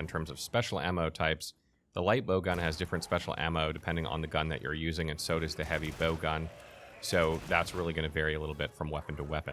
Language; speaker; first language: English; native; English